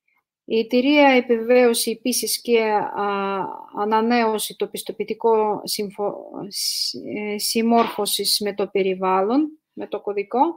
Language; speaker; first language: Greek; non-native, fluent; Russian